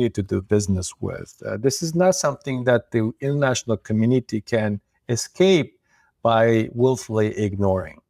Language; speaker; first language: English; non-native, fluent; Uyghur